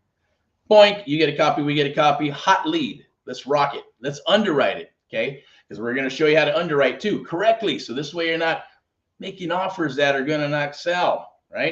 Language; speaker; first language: English; native; English